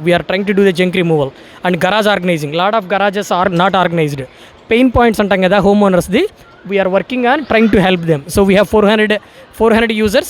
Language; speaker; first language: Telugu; native; Telugu